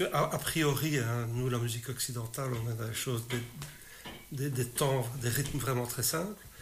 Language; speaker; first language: French; native; French